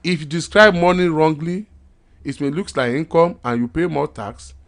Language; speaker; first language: English; non-native, local second language; Yoruba